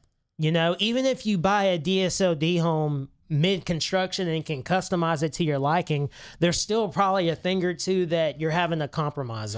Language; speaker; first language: English; native; English